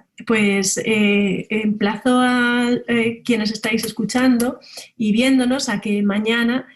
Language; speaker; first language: Spanish; native; Spanish